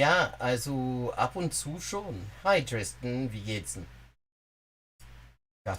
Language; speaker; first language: German; non-native, fluent; English